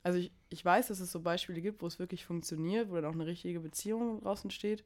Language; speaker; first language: German; native; German